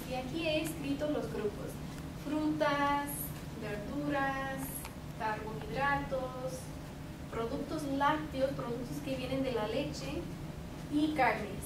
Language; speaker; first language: Spanish; non-native, fluent; English